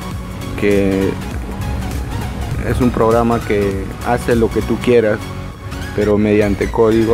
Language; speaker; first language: Spanish; native; Spanish